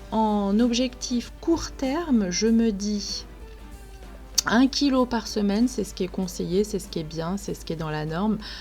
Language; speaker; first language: French; native; French